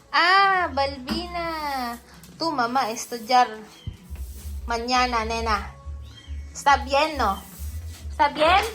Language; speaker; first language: Spanish; non-native, learner; Filipino